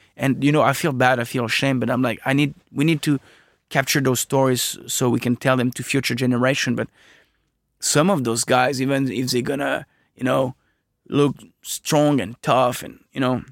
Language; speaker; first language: English; non-native, fluent; French